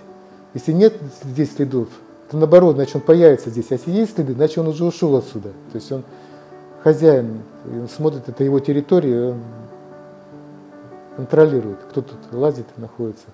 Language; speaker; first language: Russian; native; Russian